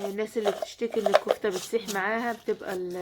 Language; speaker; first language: Arabic; native; Arabic